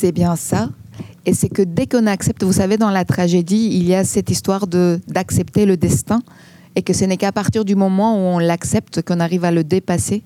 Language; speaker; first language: French; non-native, fluent; Greek